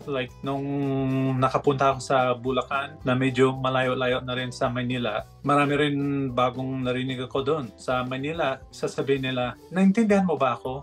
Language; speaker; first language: Filipino; non-native, fluent; English